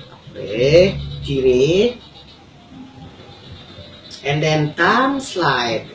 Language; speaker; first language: English; non-native, learner; Indonesian